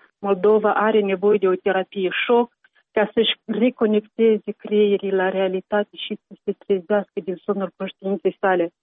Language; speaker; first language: Romanian; native; Romanian